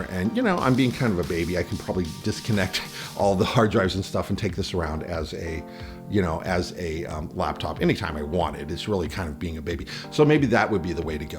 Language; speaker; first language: English; native; English